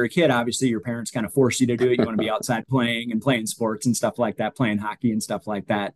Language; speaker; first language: English; native; English